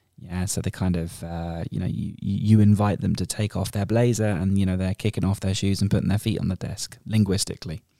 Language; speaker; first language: English; native; English